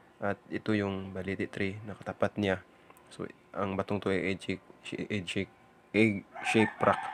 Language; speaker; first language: Filipino; non-native, local second language; Cebuano